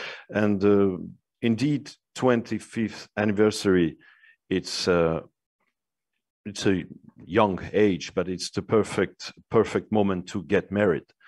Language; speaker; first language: English; non-native, fluent; French